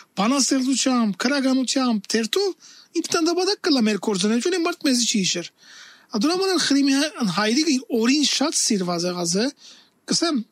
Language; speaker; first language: Armenian; native; Armenian